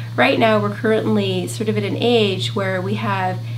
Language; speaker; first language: English; native; English